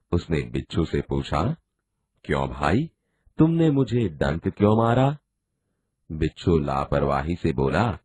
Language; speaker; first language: Hindi; non-native, local second language; Gujarati